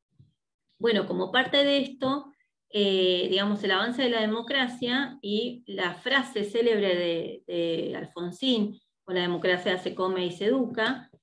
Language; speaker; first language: Spanish; native; Spanish